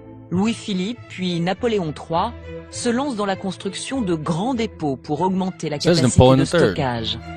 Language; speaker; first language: French; native; French